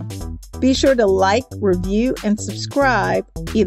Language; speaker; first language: English; native; English